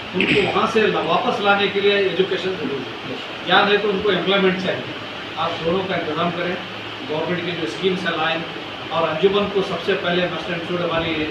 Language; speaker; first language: Urdu; native; Urdu